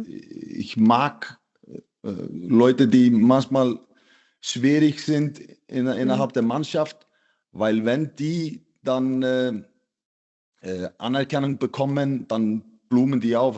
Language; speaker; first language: German; non-native, fluent; Icelandic